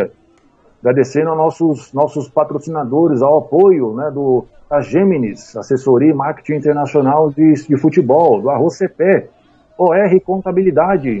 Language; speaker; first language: Portuguese; native; Portuguese